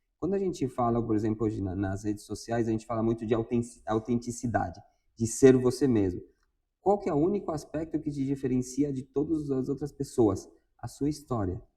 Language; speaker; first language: Portuguese; non-native, fluent; Spanish